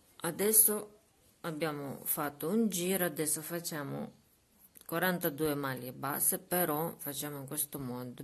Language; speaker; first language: Italian; non-native, learner; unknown